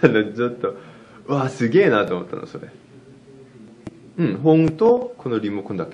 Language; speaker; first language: Japanese; non-native, fluent; Korean